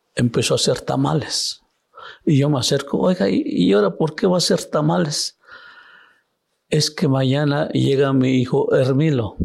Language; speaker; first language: Spanish; non-native, local second language; Zapotec